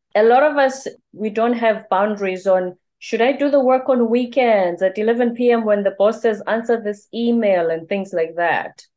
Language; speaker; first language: English; non-native, local second language; Zulu